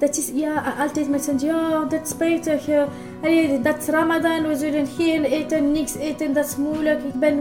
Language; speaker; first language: Dutch; non-native, learner; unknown